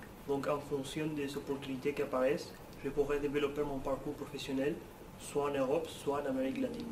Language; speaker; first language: French; non-native, fluent; Spanish